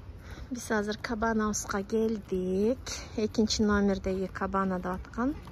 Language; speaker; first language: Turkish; non-native, learner; Kyrgyz